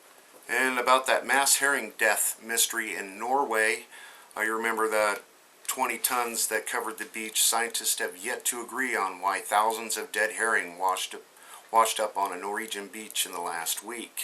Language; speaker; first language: English; native; English